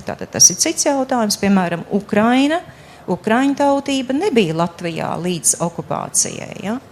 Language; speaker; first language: Latvian; native; Latvian